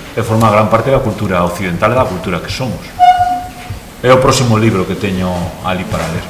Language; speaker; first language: Galician; non-native, local second language; Spanish